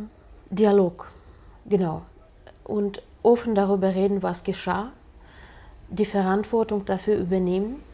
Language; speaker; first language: German; non-native, fluent; Russian